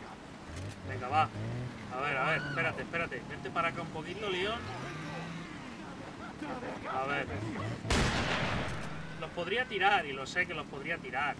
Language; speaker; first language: Spanish; native; Spanish